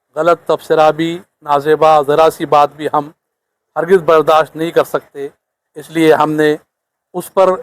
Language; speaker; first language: Urdu; native; Urdu